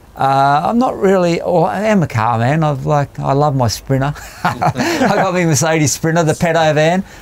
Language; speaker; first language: English; native; English